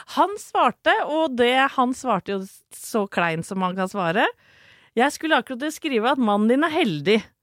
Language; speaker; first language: Norwegian; native; Norwegian